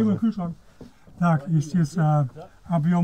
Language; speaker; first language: Russian; non-native, learner; German